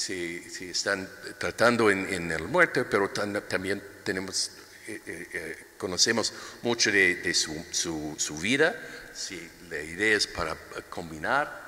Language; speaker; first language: Spanish; non-native, learner; English